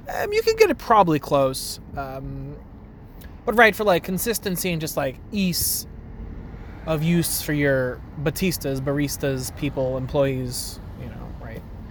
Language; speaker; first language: English; native; English